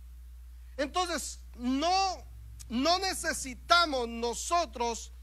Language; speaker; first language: Spanish; native; Spanish